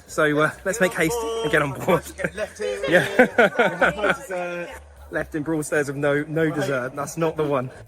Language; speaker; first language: English; native; English